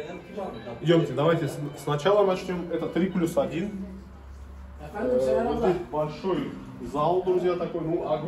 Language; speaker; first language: Russian; non-native, fluent; Turkish